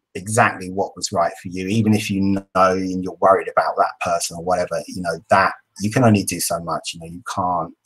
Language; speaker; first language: English; native; English